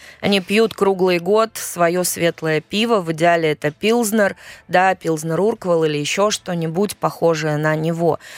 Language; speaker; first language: Russian; native; Russian